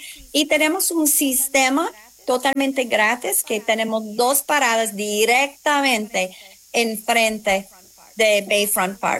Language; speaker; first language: Spanish; non-native, fluent; English